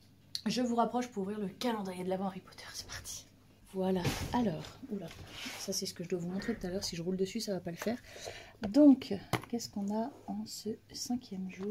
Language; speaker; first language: French; native; French